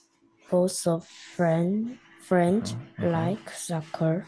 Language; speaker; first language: English; non-native, learner; Korean